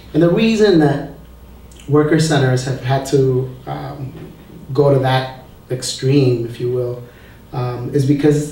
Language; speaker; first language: English; early bilingual, other home language; Spanish